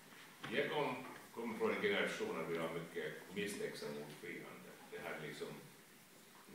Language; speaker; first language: Swedish; non-native, local second language; Finnish